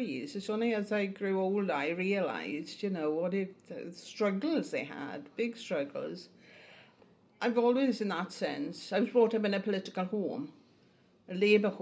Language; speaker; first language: English; native; English